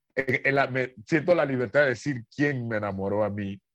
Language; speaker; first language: Spanish; native; Spanish